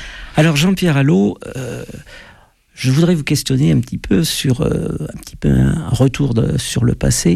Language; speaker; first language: French; native; French